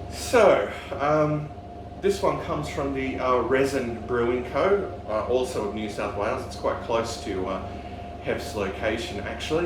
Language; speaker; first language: English; native; English